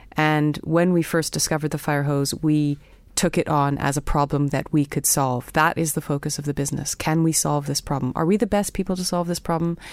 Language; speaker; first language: English; native; English